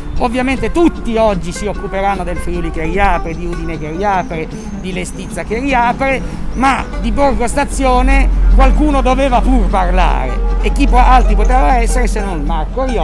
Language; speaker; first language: Italian; native; Italian